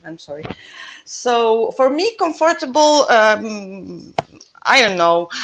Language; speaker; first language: English; non-native, learner; Russian